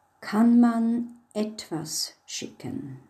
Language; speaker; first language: German; non-native, fluent; English